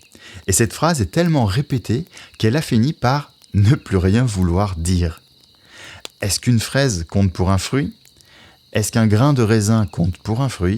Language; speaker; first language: French; native; French